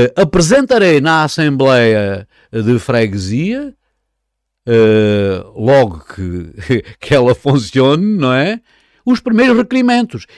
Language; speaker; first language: Portuguese; native; Portuguese